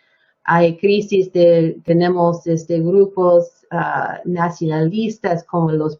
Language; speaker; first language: Spanish; non-native, fluent; English